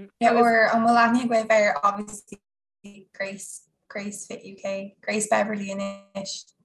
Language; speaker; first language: Irish; non-native, local second language; English